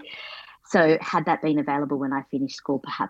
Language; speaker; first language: English; native; English